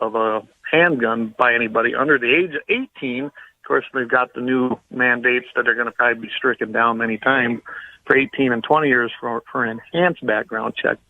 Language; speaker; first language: English; native; English